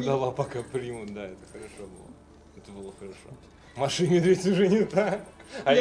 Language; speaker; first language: Russian; native; Russian